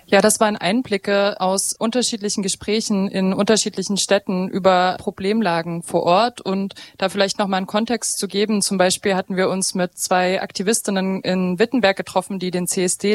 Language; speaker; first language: German; native; German